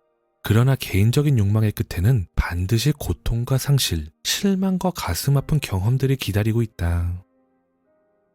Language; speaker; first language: Korean; native; Korean